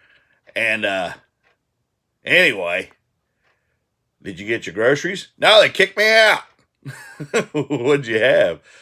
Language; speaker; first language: English; native; English